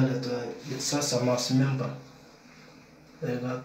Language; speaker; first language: French; non-native, learner; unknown